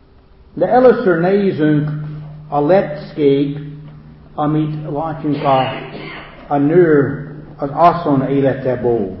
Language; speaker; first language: Hungarian; non-native, fluent; English